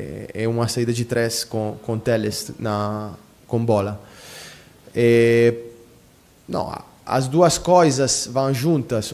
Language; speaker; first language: Portuguese; non-native, fluent; Italian